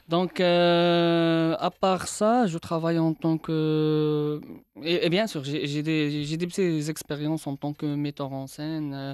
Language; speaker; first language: French; non-native, local second language; Arabic